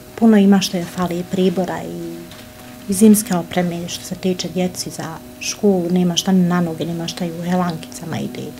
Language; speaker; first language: Bosnian; native; Bosnian